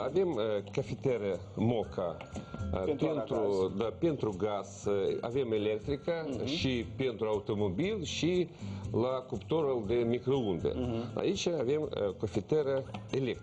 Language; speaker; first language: Romanian; non-native, learner; Russian